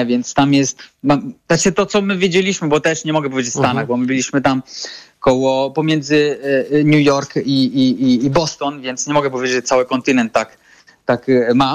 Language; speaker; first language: Polish; non-native, fluent; Italian